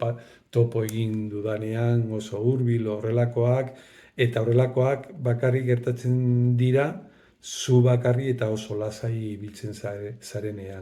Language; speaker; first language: Basque; non-native, local second language; Spanish